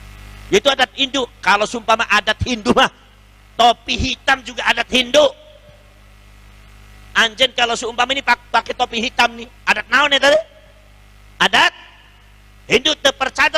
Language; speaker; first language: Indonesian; non-native, local second language; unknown